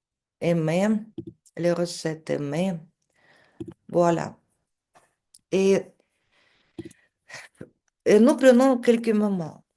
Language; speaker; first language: French; non-native, fluent; Russian